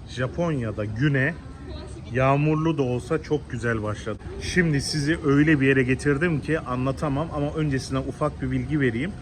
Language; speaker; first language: Turkish; native; Turkish